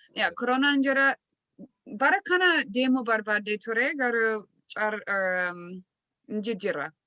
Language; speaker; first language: Oromo; non-native, learner; English